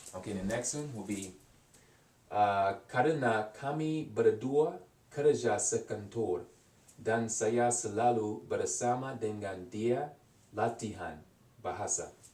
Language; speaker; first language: Indonesian; non-native, learner; English